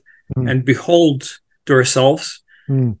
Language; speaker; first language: English; non-native, fluent; Macedonian